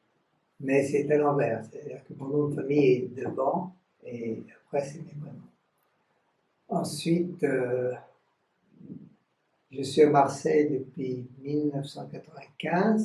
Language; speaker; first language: French; non-native, fluent; Vietnamese